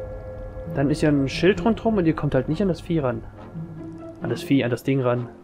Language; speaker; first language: German; native; German